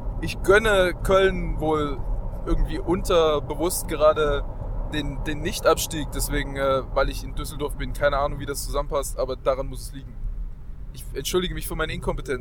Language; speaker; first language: German; native; German